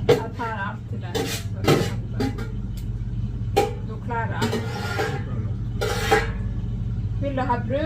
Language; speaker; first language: Norwegian; non-native, learner; Thai